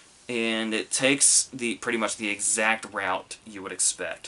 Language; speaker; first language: English; native; English